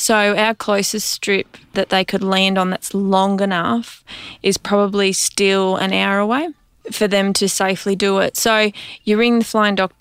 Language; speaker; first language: English; native; English